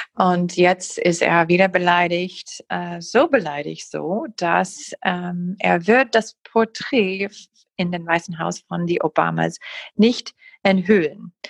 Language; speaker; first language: German; non-native, fluent; English